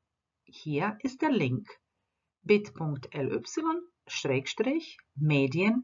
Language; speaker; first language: German; non-native, fluent; Croatian